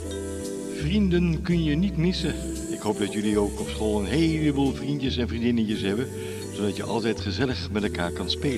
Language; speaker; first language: Dutch; native; Dutch